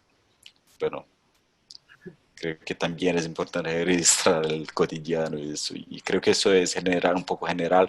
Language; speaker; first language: Spanish; non-native, fluent; Portuguese